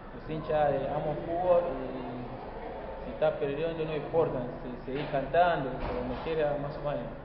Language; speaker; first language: Spanish; non-native, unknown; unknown